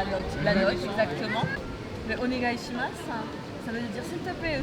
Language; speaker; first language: French; native; French